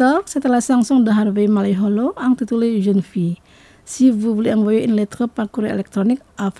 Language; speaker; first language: French; non-native, fluent; Indonesian